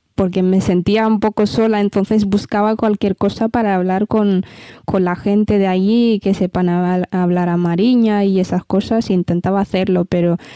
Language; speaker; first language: Spanish; early bilingual, other home language; Amharic